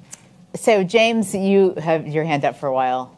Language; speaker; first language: English; native; English